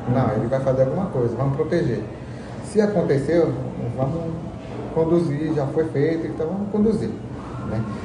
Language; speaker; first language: Portuguese; non-native, local second language; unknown